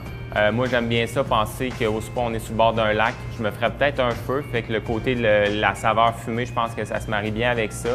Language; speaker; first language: French; native; French